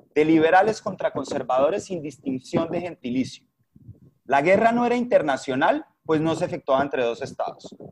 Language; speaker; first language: Spanish; native; Spanish